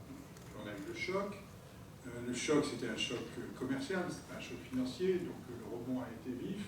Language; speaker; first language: French; native; French